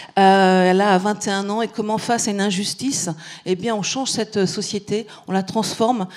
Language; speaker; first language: French; native; French